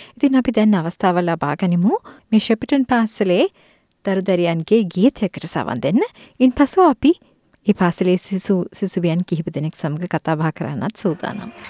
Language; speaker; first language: Sinhala; native; Sinhala